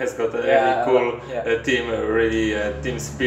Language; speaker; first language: English; non-native, learner; Polish